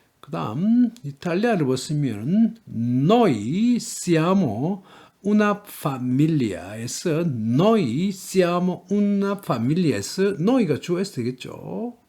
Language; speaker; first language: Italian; non-native, learner; Korean